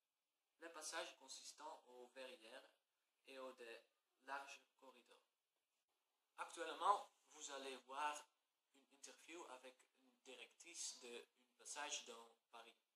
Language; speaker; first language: French; non-native, learner; Dutch